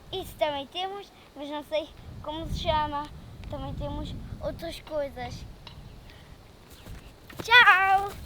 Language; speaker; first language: Portuguese; non-native, learner; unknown